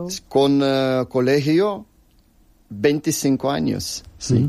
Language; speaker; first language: Spanish; non-native, learner; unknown